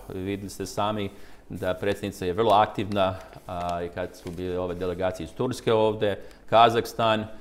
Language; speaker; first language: Croatian; early bilingual, heritage; Croatian